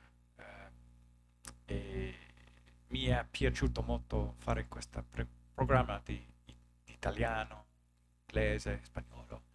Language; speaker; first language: Italian; non-native, learner; English